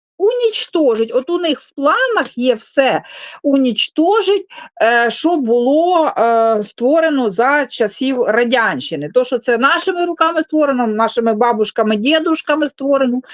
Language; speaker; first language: Ukrainian; non-native, local second language; Russian